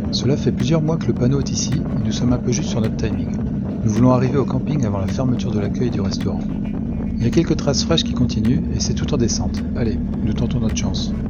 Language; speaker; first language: French; native; French